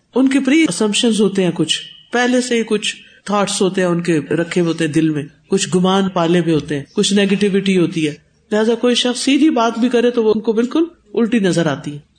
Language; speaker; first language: Urdu; non-native, local second language; Punjabi